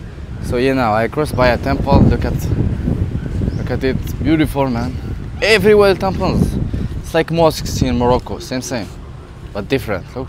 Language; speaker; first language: English; non-native, learner; Arabic